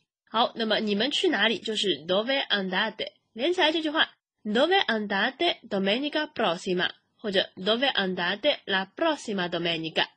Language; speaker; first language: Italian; non-native, fluent; Chinese